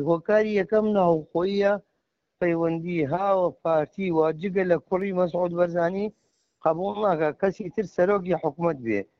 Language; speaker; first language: Central Kurdish; native; Central Kurdish